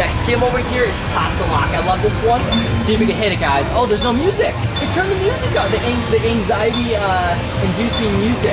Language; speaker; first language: English; native; English